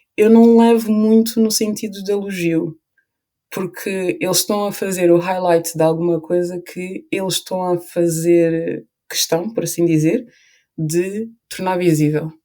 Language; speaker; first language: Portuguese; early bilingual, other home language; Upper Guinea Crioulo